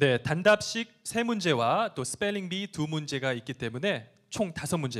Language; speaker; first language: Korean; native; Korean